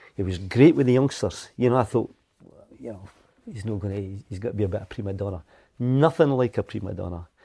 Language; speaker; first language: English; native; English